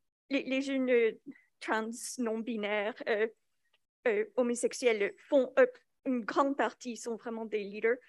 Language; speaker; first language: French; non-native, local second language; English